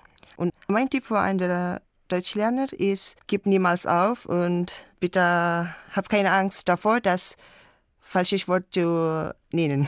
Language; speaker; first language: German; non-native, learner; Indonesian